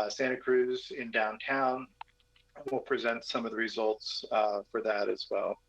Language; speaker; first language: English; native; English